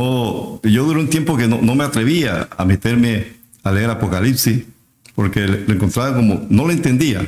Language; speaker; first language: Spanish; native; Spanish